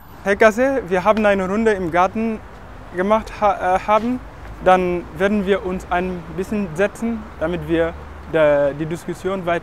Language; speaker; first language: German; non-native, fluent; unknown